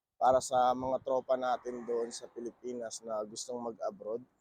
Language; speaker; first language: Filipino; native; Filipino